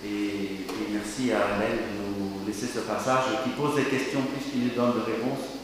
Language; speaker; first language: French; native; French